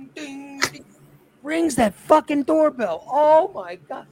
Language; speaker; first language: English; native; English